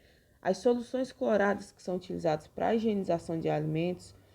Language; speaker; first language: Portuguese; native; Portuguese